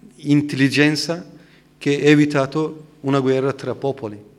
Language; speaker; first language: Italian; non-native, learner; Turkish